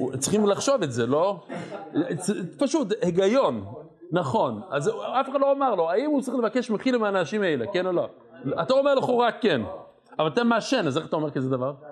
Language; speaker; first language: Hebrew; non-native, fluent; English